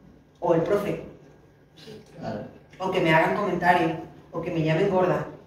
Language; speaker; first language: Spanish; native; Spanish